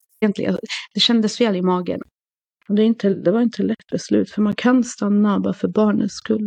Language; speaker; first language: Swedish; early bilingual, other home language; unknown